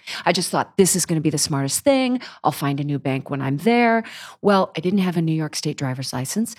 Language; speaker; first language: English; native; English